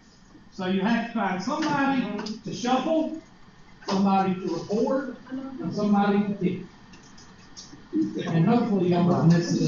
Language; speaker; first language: English; native; English